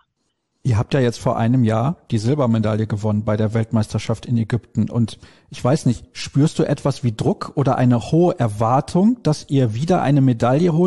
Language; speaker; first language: German; native; German